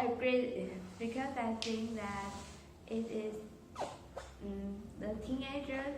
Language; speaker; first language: English; non-native, learner; Chinese